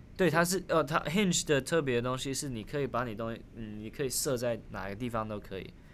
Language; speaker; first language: Chinese; early bilingual, other home language; Min Nan Chinese